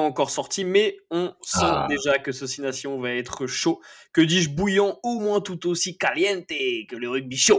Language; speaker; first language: French; native; French